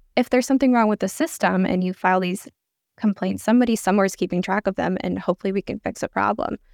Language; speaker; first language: English; native; English